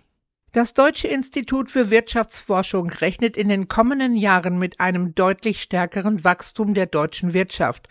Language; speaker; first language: German; native; German